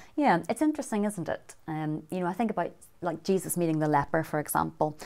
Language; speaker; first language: English; native; English